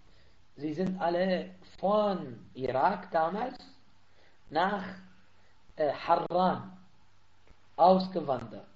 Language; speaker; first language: German; non-native, fluent; Arabic